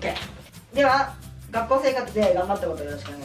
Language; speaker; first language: Japanese; native; Japanese